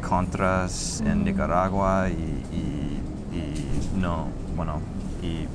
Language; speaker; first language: Spanish; non-native, fluent; English